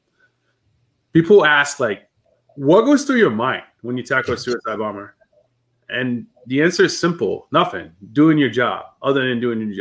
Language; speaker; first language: English; early bilingual, other home language; French